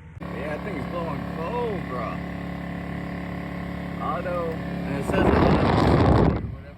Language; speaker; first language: English; native; English